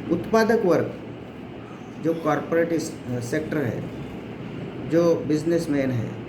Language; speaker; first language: Hindi; non-native, local second language; Marathi